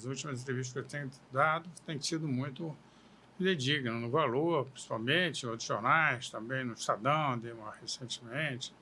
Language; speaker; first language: Portuguese; native; Portuguese